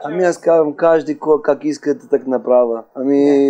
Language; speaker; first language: Bulgarian; non-native, learner; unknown